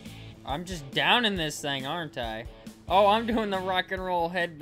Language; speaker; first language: English; native; English